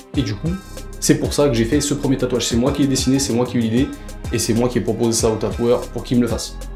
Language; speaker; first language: French; early bilingual, other home language; Portuguese